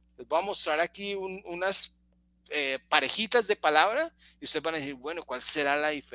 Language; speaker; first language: Spanish; native; Spanish